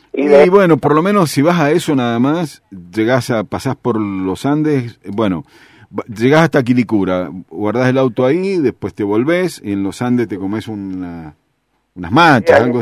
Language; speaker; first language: Spanish; native; Spanish